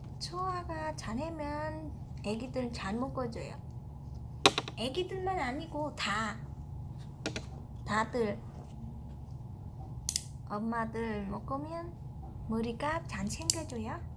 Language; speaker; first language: Korean; non-native, learner; Vietnamese